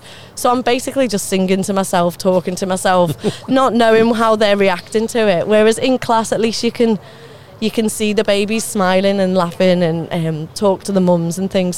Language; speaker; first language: English; native; English